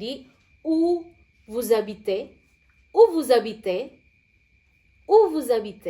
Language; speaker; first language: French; non-native, fluent; Indonesian